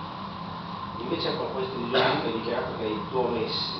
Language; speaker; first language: Italian; native; Italian